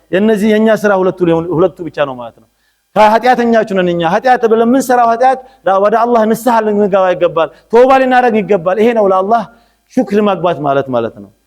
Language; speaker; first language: Amharic; non-native, local second language; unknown